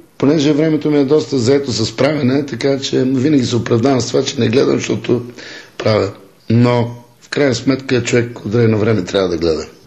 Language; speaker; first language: Bulgarian; native; Bulgarian